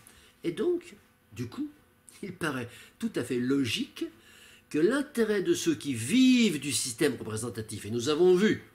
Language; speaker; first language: French; native; French